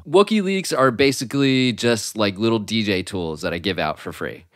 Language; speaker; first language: English; native; English